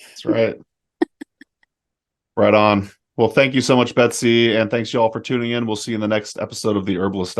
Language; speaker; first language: English; native; English